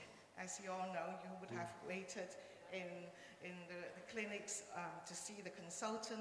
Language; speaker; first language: English; non-native, local second language; Cantonese